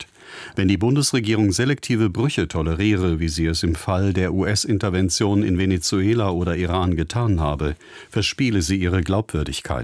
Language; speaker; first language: German; native; German